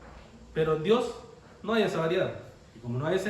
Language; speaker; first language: Spanish; native; Spanish